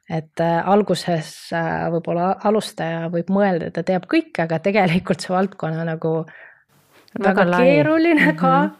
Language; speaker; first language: Estonian; non-native, local second language; Russian